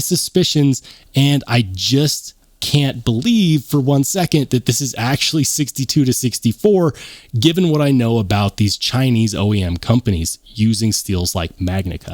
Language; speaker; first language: English; native; English